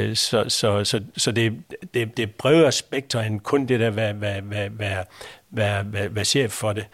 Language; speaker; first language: Danish; native; Danish